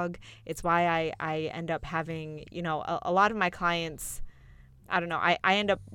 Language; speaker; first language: English; native; English